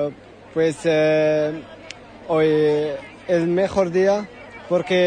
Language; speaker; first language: Spanish; non-native, learner; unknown